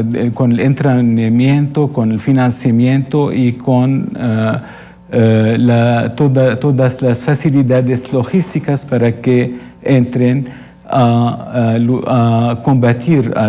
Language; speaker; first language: Spanish; non-native, fluent; Arabic